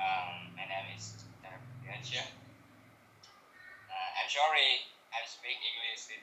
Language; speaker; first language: English; non-native, fluent; Indonesian